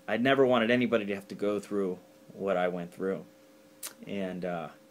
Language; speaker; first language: English; native; English